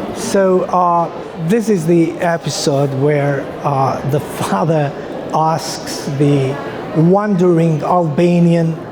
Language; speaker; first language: English; non-native, fluent; Albanian